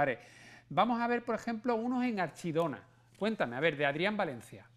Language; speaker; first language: Spanish; native; Spanish